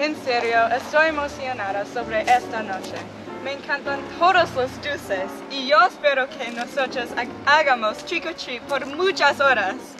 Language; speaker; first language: Spanish; non-native, learner; English